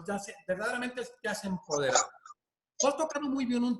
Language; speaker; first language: Spanish; native; Spanish